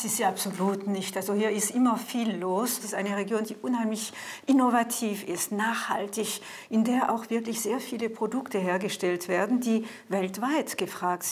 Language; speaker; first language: German; native; German